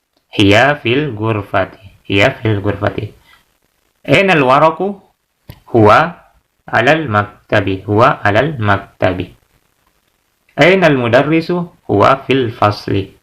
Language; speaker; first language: Arabic; non-native, fluent; Indonesian